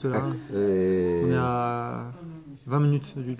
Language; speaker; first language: French; native; French